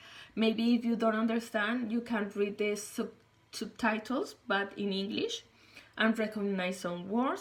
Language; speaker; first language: English; non-native, learner; Spanish